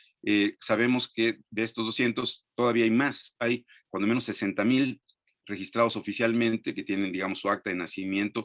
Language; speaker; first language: Spanish; native; Spanish